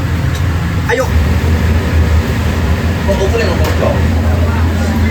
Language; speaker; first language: Japanese; native; Japanese